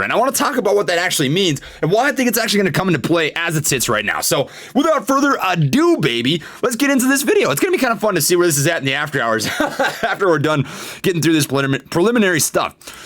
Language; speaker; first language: English; native; English